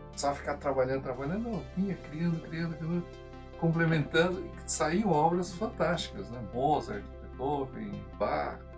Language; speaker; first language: Portuguese; non-native, local second language; Japanese